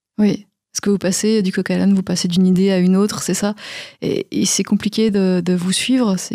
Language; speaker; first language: French; native; French